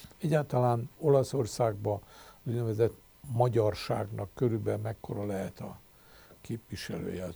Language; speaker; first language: Hungarian; native; Hungarian